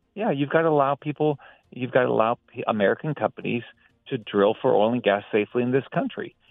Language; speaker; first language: English; native; English